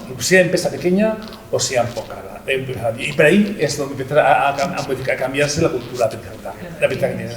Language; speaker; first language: Spanish; native; Spanish